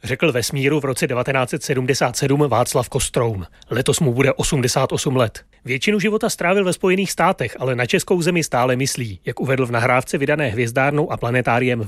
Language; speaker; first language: Czech; native; Czech